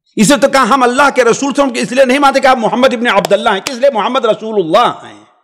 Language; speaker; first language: Urdu; native; Urdu